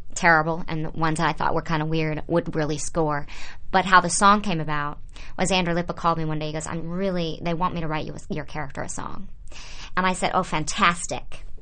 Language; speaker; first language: English; native; English